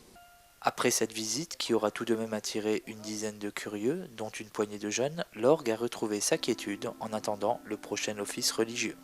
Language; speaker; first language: French; native; French